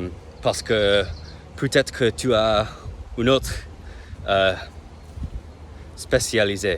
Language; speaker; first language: French; non-native, learner; English